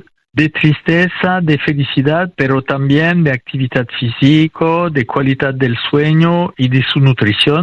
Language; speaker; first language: Spanish; non-native, fluent; French